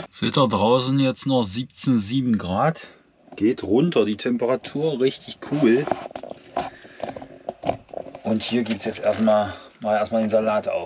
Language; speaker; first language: German; native; German